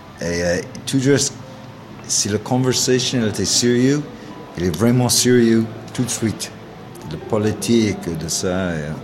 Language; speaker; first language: French; non-native, learner; English